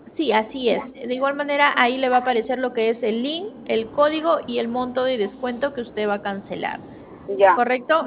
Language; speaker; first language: Spanish; native; Spanish